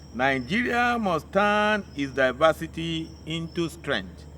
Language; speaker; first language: English; non-native, local second language; Yoruba